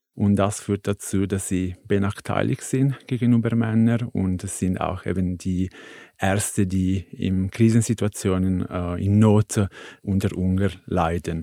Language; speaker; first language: German; non-native, fluent; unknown